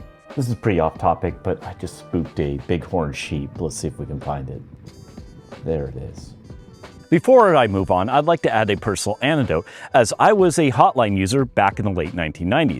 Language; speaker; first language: English; native; English